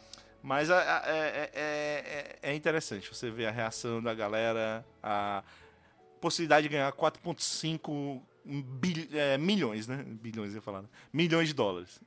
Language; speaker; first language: Portuguese; native; Portuguese